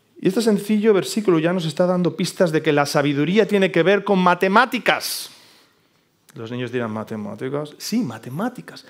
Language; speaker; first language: Spanish; native; Spanish